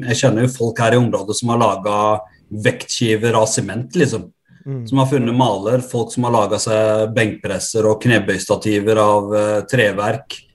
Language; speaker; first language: Norwegian; early bilingual, other home language; Arabic